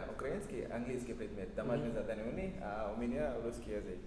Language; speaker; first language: Russian; non-native, learner; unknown